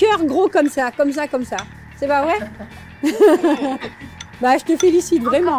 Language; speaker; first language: French; native; French